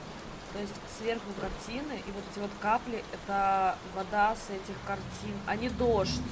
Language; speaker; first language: Russian; native; Russian